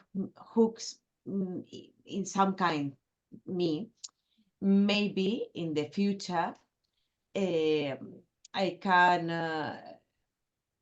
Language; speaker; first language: English; non-native, fluent; Spanish